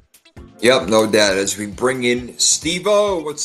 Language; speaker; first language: English; native; English